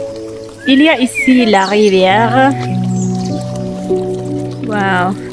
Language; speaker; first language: French; non-native, learner; Amharic